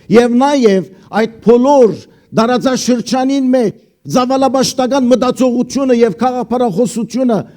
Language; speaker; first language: Armenian; early bilingual, heritage; Armenian